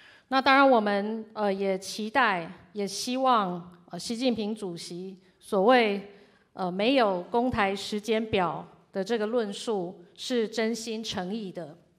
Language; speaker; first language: Chinese; native; Chinese